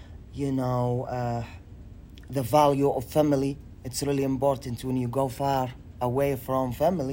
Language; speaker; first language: English; non-native, learner; Arabic